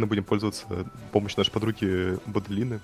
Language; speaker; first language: Russian; native; Russian